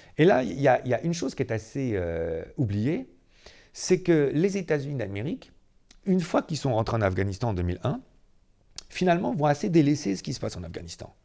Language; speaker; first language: French; native; French